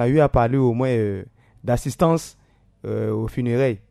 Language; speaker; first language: French; non-native, local second language; Sango